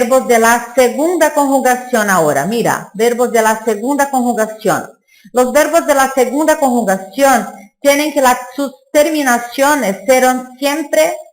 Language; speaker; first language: Spanish; non-native, fluent; Portuguese